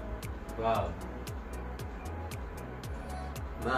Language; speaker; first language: English; non-native, learner; Urdu